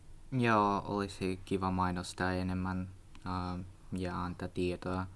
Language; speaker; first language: Finnish; non-native, learner; Russian